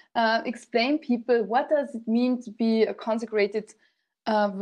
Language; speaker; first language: English; non-native, fluent; German